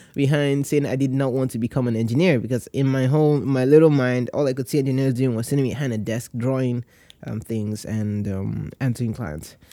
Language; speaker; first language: English; non-native, local second language; Yoruba